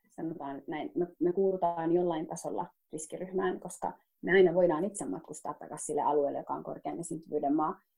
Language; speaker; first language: Finnish; early bilingual, other home language; Somali